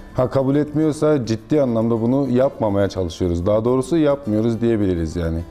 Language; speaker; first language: Turkish; native; Turkish